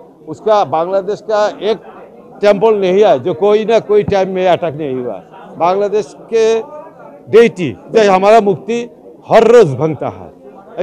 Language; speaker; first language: Hindi; non-native, learner; Bangla